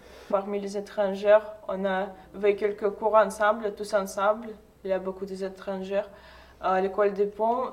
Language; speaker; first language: French; non-native, fluent; Russian